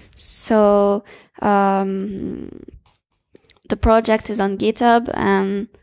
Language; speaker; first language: English; non-native, fluent; French